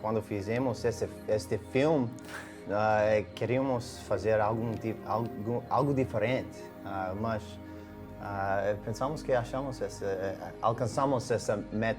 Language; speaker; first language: Portuguese; non-native, learner; English